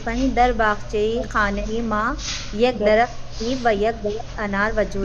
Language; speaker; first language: Persian; non-native, learner; Urdu